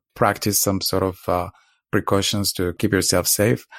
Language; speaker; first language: English; non-native, fluent; Arabic